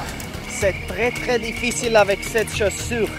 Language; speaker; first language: French; non-native, local second language; Slovak